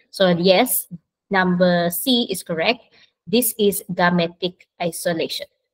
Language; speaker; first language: English; non-native, local second language; Malay